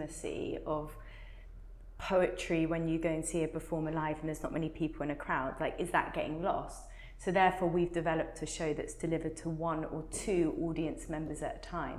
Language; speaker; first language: English; native; English